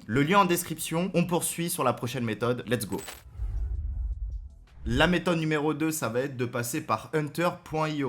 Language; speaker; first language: French; native; French